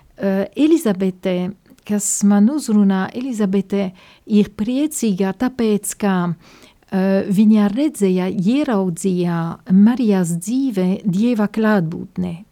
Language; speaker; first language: Latvian; non-native, fluent; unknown